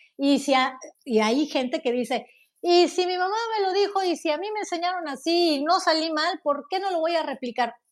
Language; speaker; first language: Spanish; native; Spanish